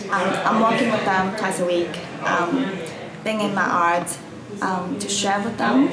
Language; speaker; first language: English; non-native, fluent; Chinese